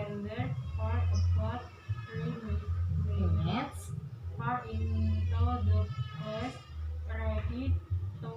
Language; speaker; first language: English; non-native, learner; Indonesian